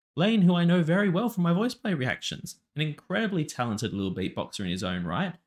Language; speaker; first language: English; native; English